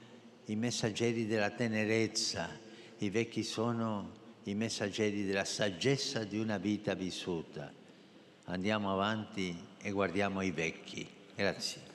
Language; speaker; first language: Italian; non-native, fluent; Spanish